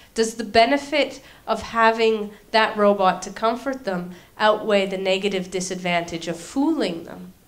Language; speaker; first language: English; native; English